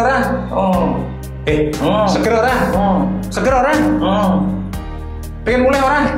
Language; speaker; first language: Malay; non-native, local second language; Javanese